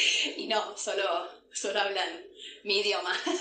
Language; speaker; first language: Spanish; non-native, fluent; Italian